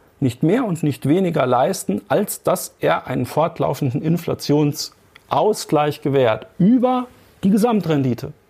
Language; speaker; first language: German; native; German